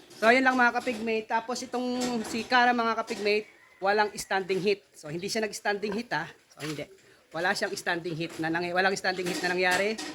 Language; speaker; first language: Filipino; native; Filipino